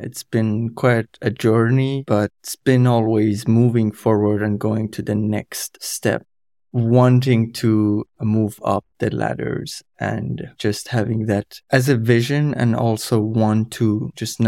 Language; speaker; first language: English; non-native, fluent; Kurdish